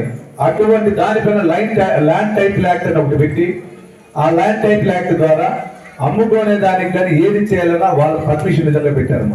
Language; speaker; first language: Telugu; native; Telugu